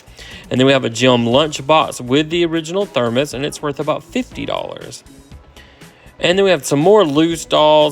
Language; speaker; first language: English; native; English